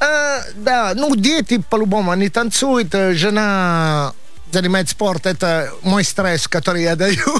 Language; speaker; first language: Russian; non-native, learner; Italian